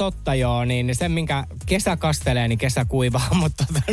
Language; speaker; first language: Finnish; native; Finnish